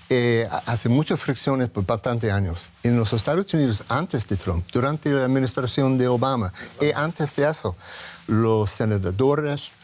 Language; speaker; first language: Spanish; non-native, learner; English